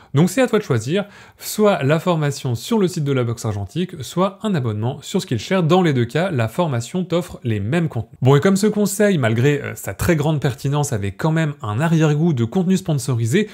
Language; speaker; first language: French; native; French